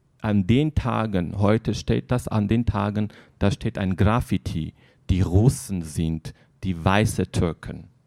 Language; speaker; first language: German; non-native, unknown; Armenian